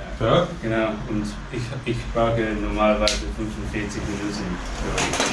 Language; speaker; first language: German; non-native, learner; English